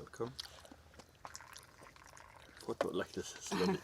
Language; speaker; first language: English; non-native, learner; Arabic